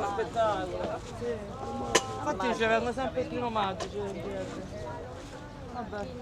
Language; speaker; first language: Italian; native; Italian